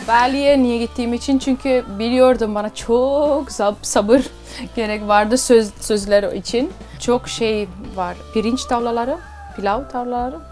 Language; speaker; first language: Turkish; early bilingual, heritage; Turkish